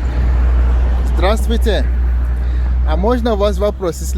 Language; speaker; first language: Russian; non-native, learner; English